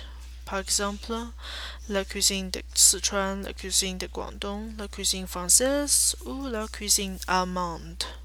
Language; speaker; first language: French; non-native, learner; Chinese